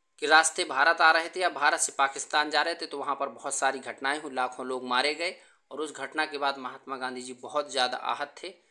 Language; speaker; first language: Hindi; native; Hindi